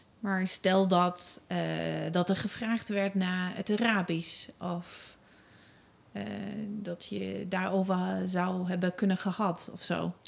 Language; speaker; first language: Dutch; non-native, fluent; English